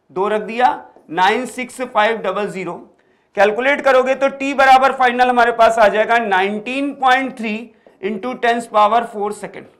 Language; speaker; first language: Hindi; native; Hindi